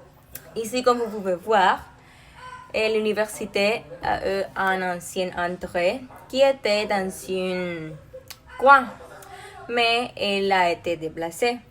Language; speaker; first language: French; non-native, learner; Spanish